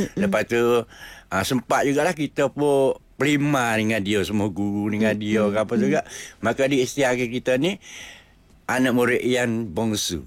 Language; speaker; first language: Malay; non-native, local second language; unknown